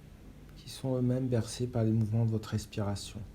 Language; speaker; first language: French; native; French